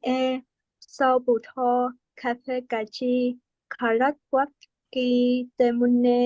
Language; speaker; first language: Korean; non-native, learner; Vietnamese